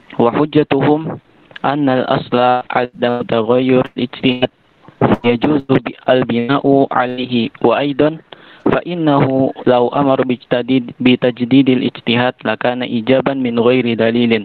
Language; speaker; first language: Arabic; non-native, learner; Indonesian